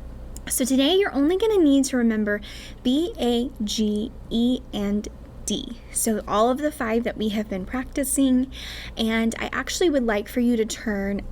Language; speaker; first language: English; native; English